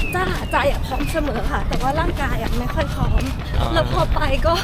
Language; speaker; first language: Thai; early bilingual, other home language; Italian